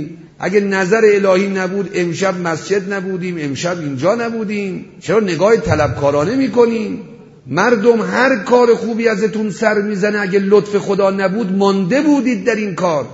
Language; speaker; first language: Persian; native; Persian